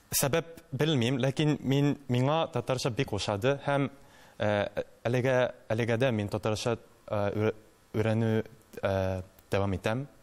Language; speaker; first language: Tatar; non-native, learner; Japanese